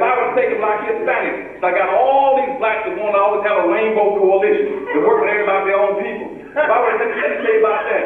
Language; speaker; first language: English; native; English